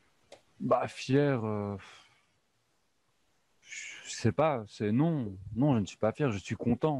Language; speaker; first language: French; native; French